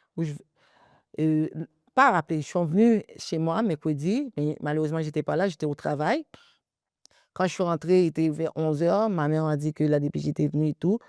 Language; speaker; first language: French; early bilingual, other home language; Haitian Creole